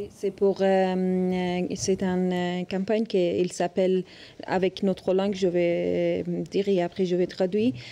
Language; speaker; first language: French; non-native, learner; Persian